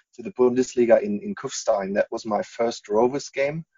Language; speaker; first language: English; non-native, fluent; German